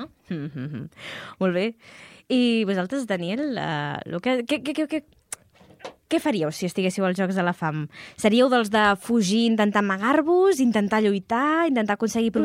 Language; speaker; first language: Catalan; native; Catalan